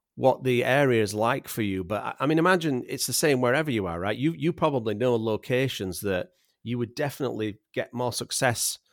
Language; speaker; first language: English; native; English